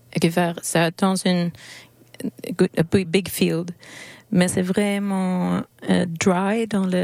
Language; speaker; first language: French; non-native, learner; Swedish